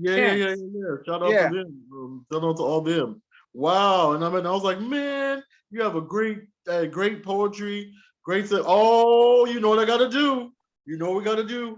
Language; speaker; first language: English; native; English